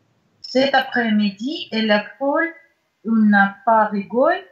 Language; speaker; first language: French; non-native, learner; Russian